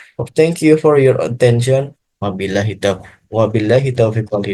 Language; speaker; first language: English; non-native, learner; Indonesian